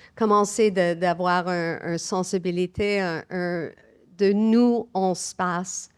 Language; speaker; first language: French; non-native, learner; English